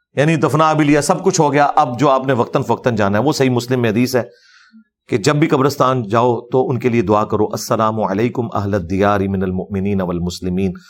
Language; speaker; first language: Urdu; non-native, local second language; Punjabi